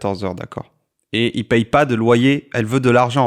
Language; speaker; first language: French; native; French